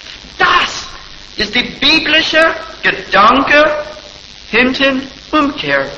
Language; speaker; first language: German; non-native, fluent; English